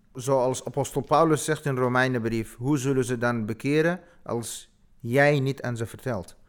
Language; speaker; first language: Dutch; non-native, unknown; Kurdish